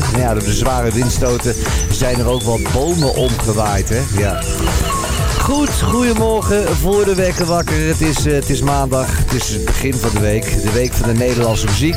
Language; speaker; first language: Dutch; native; Dutch